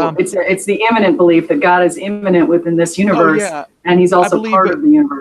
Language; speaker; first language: English; native; English